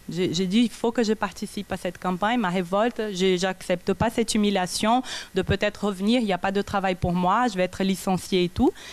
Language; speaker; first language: French; non-native, fluent; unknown